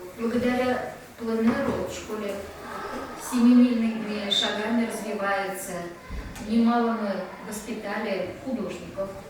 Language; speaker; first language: Russian; non-native, local second language; Chuvash